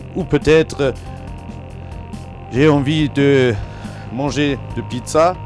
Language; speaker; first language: French; non-native, learner; German